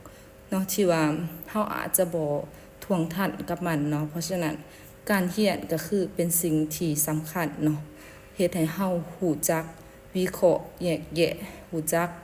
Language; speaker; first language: Thai; non-native, local second language; Lao